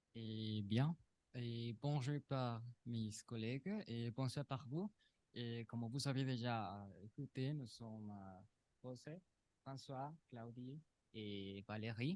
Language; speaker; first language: French; non-native, learner; Spanish